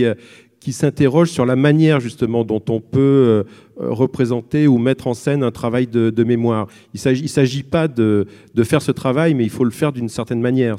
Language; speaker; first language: French; native; French